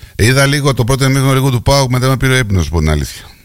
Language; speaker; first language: Greek; early bilingual, heritage; Greek